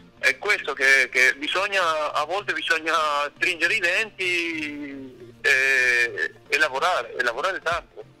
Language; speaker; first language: Italian; non-native, fluent; Spanish